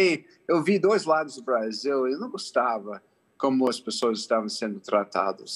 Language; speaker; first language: Portuguese; non-native, fluent; English